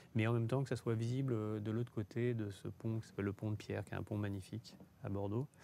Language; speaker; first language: French; native; French